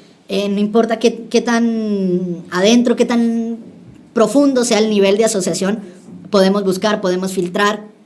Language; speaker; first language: Spanish; native; Spanish